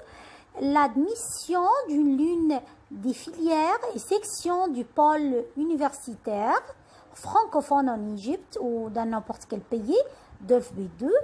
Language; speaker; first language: French; non-native, fluent; Arabic